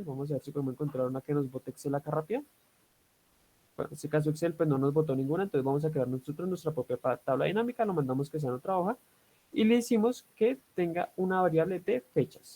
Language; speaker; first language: Spanish; native; Spanish